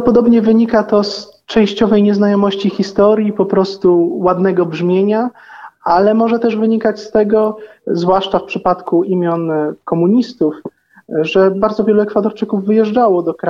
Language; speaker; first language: Polish; native; Polish